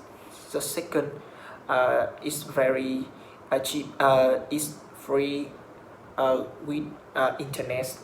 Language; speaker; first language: English; non-native, learner; Vietnamese